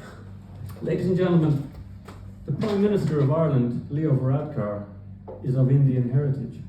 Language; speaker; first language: English; native; English